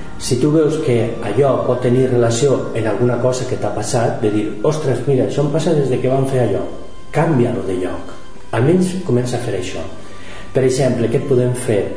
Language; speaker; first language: Catalan; non-native, local second language; Spanish